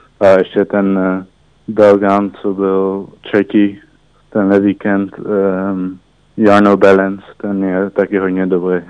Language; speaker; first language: Czech; early bilingual, heritage; Czech